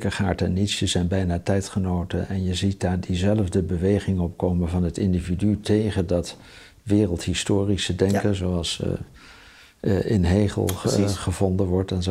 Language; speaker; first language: Dutch; native; Dutch